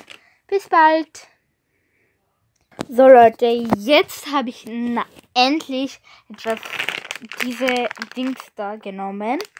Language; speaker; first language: German; non-native, learner; Bulgarian